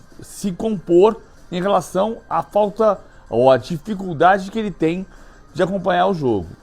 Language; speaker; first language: Portuguese; native; Portuguese